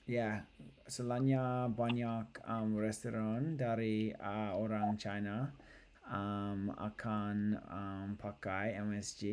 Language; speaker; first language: Indonesian; non-native, learner; English